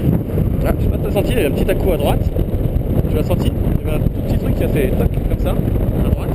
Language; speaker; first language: French; native; French